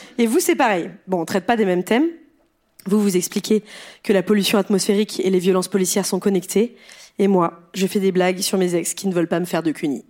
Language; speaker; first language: French; native; French